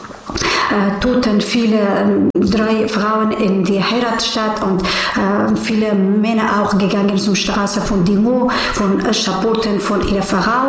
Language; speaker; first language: German; non-native, learner; Persian